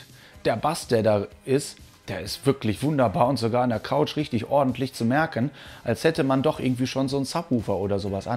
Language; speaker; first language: German; native; German